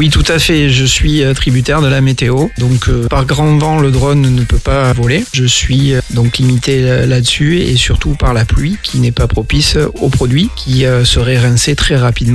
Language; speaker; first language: French; native; French